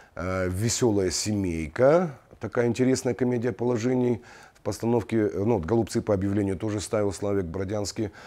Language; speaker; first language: Russian; non-native, local second language; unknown